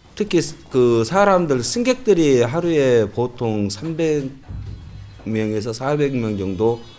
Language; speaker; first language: Korean; native; Korean